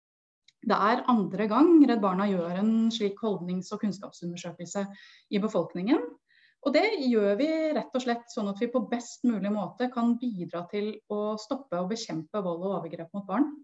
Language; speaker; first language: Norwegian; native; Norwegian